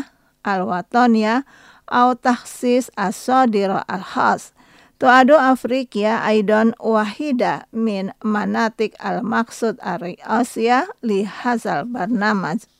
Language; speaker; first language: Arabic; non-native, fluent; Indonesian